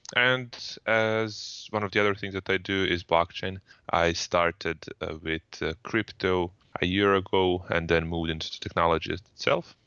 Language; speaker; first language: English; non-native, fluent; Croatian